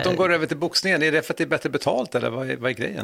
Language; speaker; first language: Swedish; native; Swedish